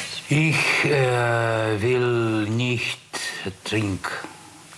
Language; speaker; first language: German; non-native, learner; Russian